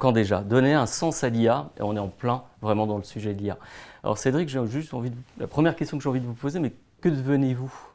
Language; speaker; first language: French; native; French